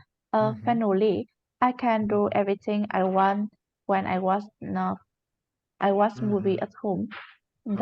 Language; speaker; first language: English; non-native, learner; Vietnamese